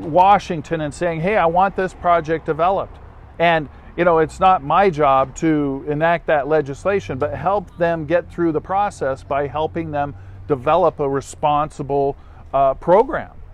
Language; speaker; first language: English; native; English